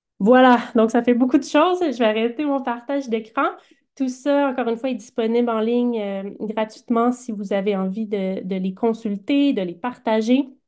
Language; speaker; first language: French; native; French